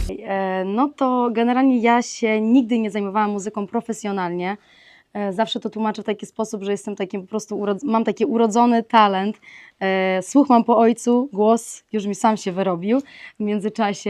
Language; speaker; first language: Polish; non-native, fluent; Ukrainian